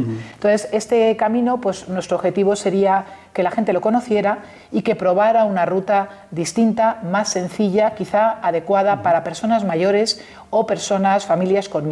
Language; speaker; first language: Spanish; native; Spanish